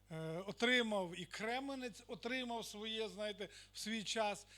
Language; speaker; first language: Ukrainian; non-native, local second language; Russian